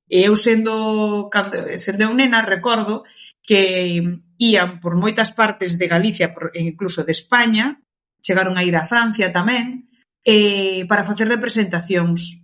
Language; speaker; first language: Galician; early bilingual, other home language; Kabuverdianu